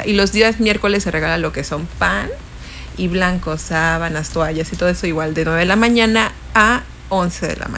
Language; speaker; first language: Spanish; native; Spanish